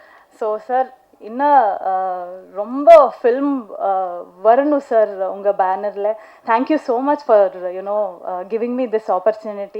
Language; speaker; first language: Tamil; non-native, learner; Kannada